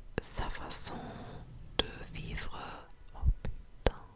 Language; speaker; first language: French; non-native, fluent; English